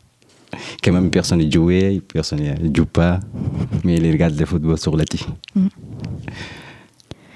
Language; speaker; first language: French; non-native, learner; Arabic